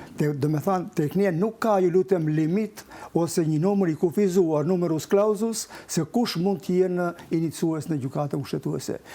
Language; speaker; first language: Albanian; native; Albanian